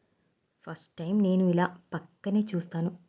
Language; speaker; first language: Telugu; non-native, learner; Malayalam